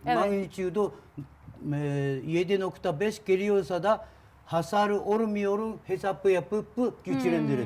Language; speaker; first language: Turkish; non-native, learner; Japanese